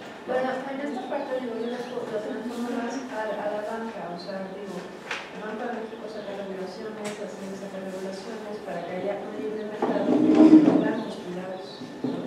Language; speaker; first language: Spanish; native; Spanish